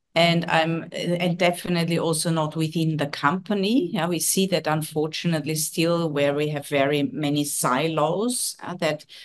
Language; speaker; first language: English; non-native, fluent; German